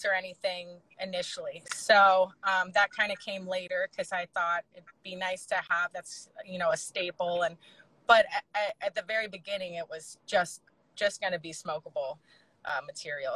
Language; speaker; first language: English; native; English